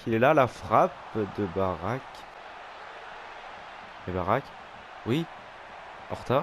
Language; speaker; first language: French; native; French